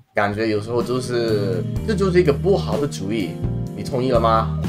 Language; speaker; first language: Chinese; non-native, fluent; English